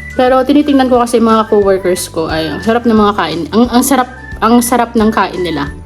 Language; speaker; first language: Filipino; native; Filipino